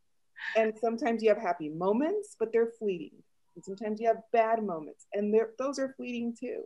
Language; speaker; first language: English; early bilingual, other home language; Spanish